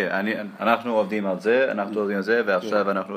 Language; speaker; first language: Hebrew; non-native, learner; English